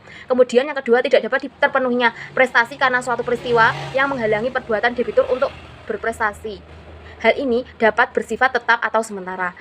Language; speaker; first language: Indonesian; native; Indonesian